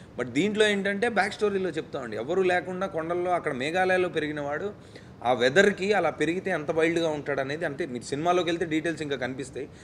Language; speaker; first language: Telugu; native; Telugu